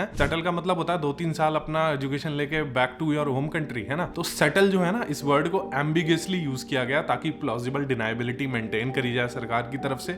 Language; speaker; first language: Hindi; native; Hindi